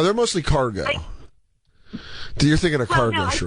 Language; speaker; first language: English; native; English